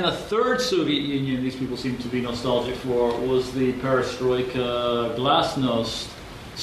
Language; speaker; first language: English; native; English